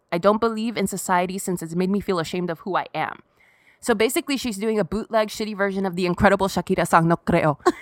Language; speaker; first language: English; native; English